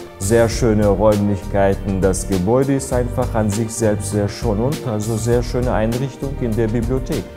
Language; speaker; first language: German; non-native, fluent; Uzbek